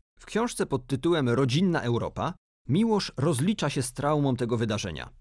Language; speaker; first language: Polish; native; Polish